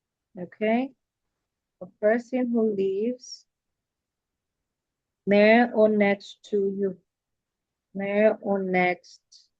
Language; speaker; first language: English; non-native, fluent; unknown